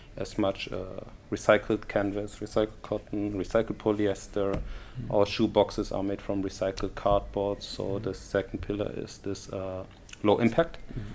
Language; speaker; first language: English; non-native, fluent; German